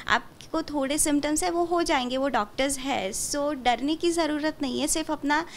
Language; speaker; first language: Hindi; non-native, local second language; Gujarati